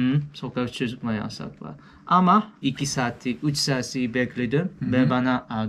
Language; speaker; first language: Turkish; non-native, learner; Japanese